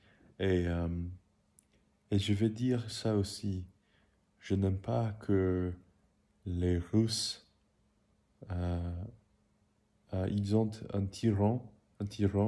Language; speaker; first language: French; non-native, learner; English